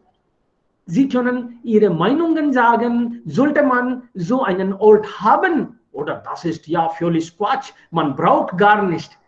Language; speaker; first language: German; non-native, fluent; Hindi